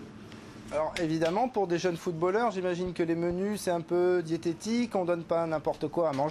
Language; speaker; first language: French; native; French